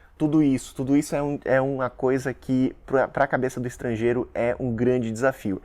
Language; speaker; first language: Portuguese; early bilingual, other home language; Russian